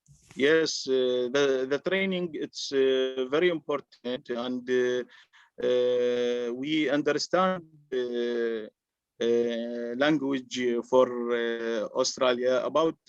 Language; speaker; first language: English; non-native, learner; Arabic